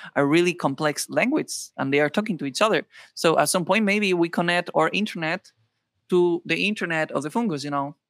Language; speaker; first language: English; non-native, fluent; Spanish